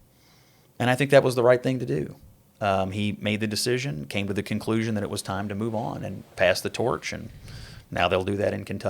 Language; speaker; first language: English; native; English